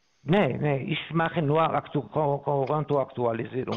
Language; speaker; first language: German; non-native, fluent; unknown